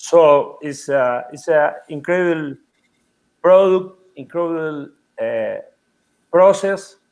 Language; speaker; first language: English; non-native, learner; Spanish